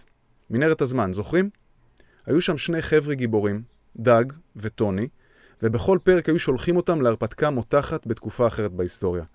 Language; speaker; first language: Hebrew; native; Hebrew